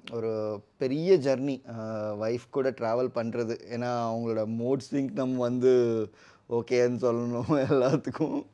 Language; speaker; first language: Tamil; non-native, local second language; Telugu